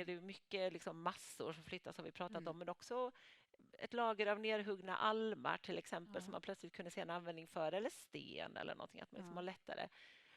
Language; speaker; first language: Swedish; native; Swedish